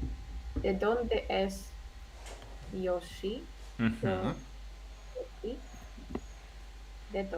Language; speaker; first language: Spanish; non-native, learner; Russian